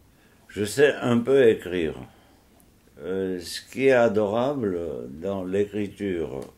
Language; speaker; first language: French; non-native, fluent; Georgian